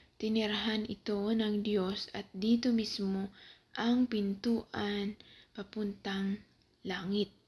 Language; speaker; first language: Filipino; non-native, local second language; Cebuano